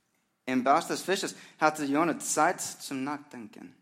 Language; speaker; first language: German; non-native, learner; English